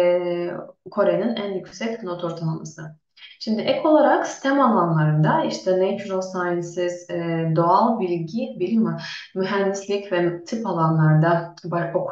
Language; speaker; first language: Turkish; non-native, fluent; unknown